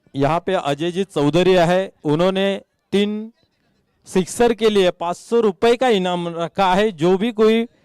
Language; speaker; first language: Hindi; non-native, local second language; Marathi